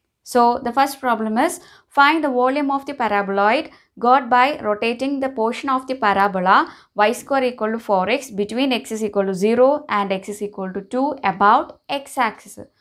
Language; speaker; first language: English; non-native, local second language; Malayalam